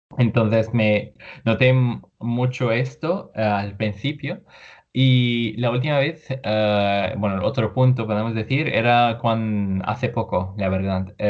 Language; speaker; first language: Spanish; non-native, fluent; Arabic